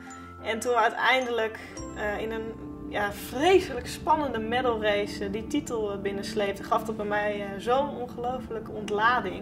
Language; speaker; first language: Dutch; native; Dutch